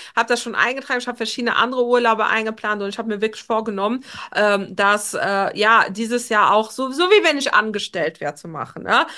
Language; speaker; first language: German; non-native, local second language; Luxembourgish